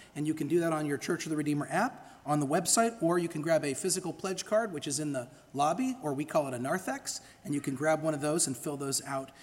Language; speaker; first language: English; native; English